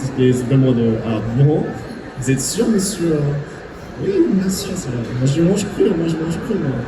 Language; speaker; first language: French; non-native, fluent; Japanese